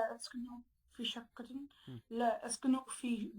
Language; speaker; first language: Arabic; non-native, learner; English